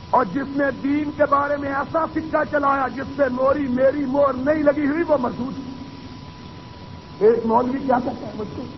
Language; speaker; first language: Urdu; non-native, local second language; Punjabi